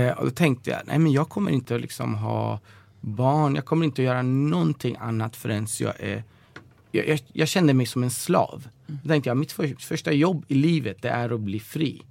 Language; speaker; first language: Swedish; early bilingual, other home language; Persian